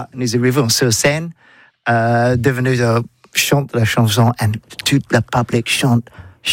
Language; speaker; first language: French; non-native, learner; English